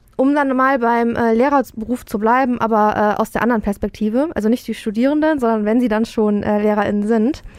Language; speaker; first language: German; native; German